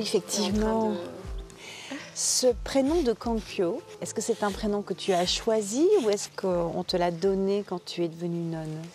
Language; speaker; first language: French; native; French